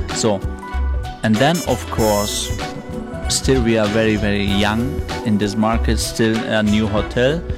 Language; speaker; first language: English; non-native, fluent; Turkish